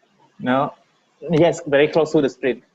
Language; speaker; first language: English; non-native, learner; Vietnamese